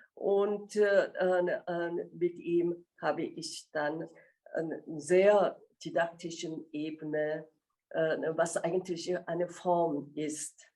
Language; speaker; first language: German; non-native, fluent; Korean